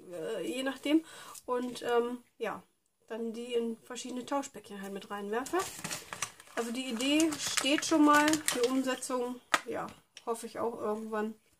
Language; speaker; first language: German; native; German